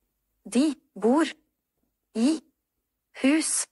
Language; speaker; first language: Norwegian; non-native, learner; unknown